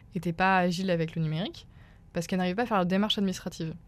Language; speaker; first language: French; native; French